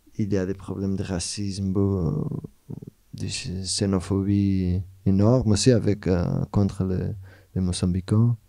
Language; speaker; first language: French; non-native, fluent; Portuguese